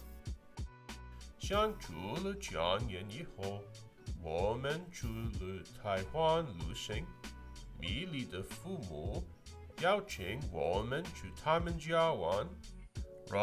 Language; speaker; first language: Chinese; non-native, learner; English